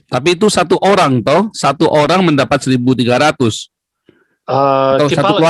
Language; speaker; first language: Indonesian; native; Indonesian